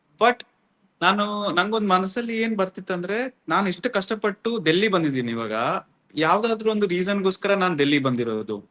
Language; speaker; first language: Kannada; non-native, local second language; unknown